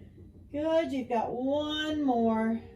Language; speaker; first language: English; native; English